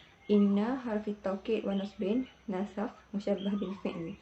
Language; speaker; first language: Arabic; non-native, learner; Malay